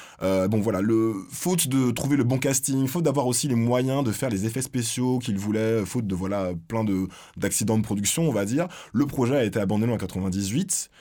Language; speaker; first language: French; native; French